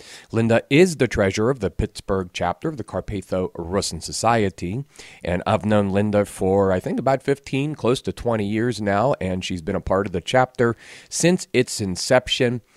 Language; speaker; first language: English; native; English